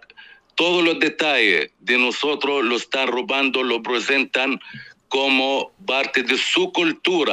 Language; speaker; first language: Spanish; non-native, fluent; Arabic